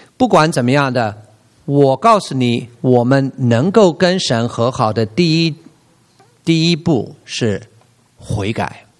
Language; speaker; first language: Chinese; non-native, fluent; English